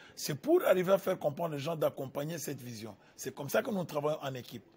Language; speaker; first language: French; non-native, local second language; Lingala